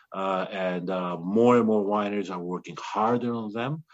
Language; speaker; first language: English; non-native, fluent; Greek